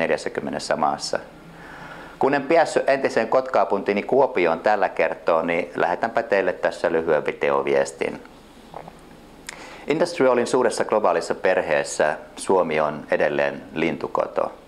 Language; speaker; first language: Finnish; native; Finnish